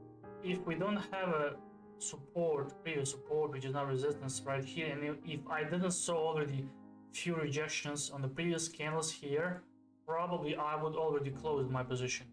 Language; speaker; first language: English; non-native, fluent; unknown